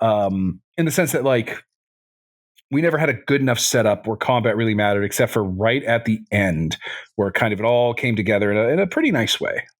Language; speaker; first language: English; native; English